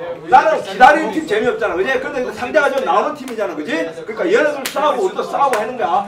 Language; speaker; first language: Korean; native; Korean